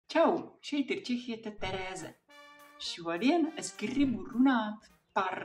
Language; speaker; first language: Latvian; non-native, fluent; Czech